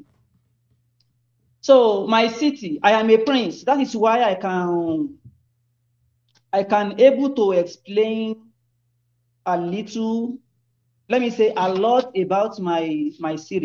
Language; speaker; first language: English; non-native, local second language; Yoruba